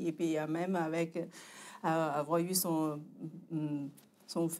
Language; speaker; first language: French; non-native, fluent; Chinese